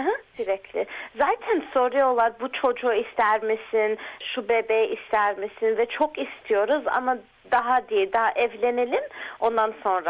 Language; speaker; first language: Turkish; early bilingual, heritage; Turkish